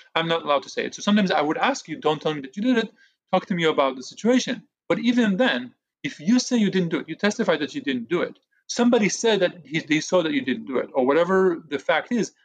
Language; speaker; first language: English; early bilingual, other home language; Hebrew